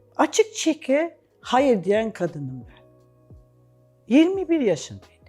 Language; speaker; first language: Turkish; non-native, fluent; English